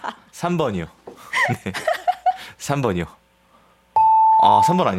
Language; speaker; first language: Korean; native; Korean